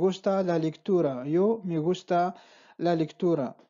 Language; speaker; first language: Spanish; non-native, fluent; Arabic